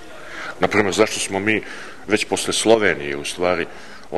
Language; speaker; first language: Serbian; native; Serbian